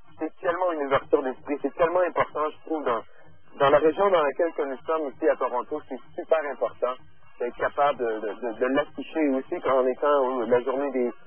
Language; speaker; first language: French; native; French